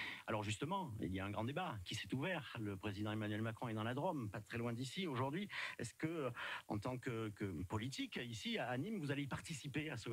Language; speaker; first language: French; native; French